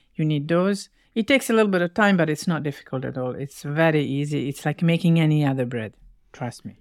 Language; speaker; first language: English; non-native, fluent; Bosnian